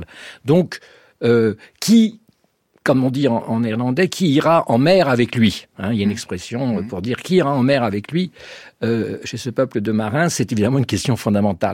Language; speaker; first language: French; native; French